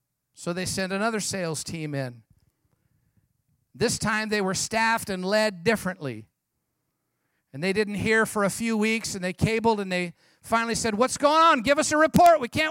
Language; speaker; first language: English; native; English